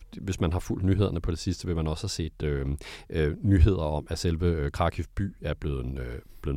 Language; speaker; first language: Danish; native; Danish